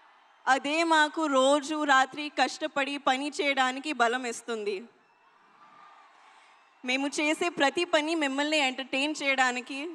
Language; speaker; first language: Telugu; non-native, learner; Hindi